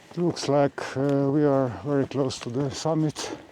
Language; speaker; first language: English; non-native, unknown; Slovenian